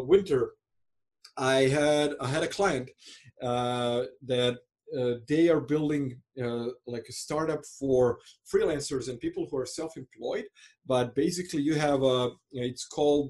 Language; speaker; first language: English; non-native, fluent; Croatian